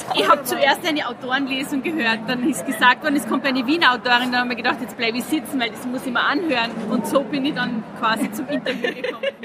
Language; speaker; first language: German; native; German